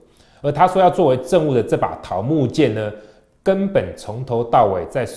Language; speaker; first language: Chinese; native; Chinese